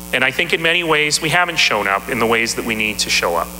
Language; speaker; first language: English; native; English